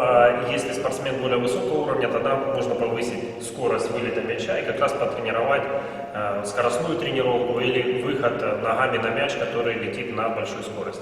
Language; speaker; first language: Russian; native; Russian